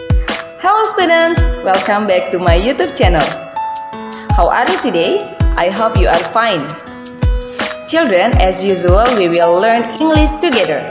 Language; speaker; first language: English; non-native, fluent; Indonesian